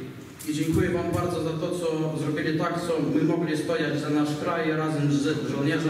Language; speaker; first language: Polish; non-native, learner; Ukrainian